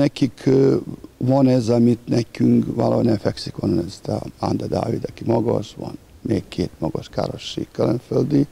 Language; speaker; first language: Hungarian; non-native, fluent; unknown